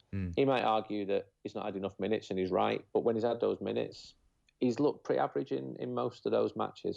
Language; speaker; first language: English; native; English